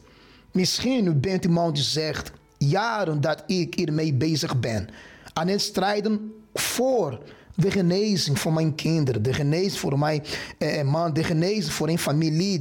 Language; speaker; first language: Dutch; non-native, fluent; Portuguese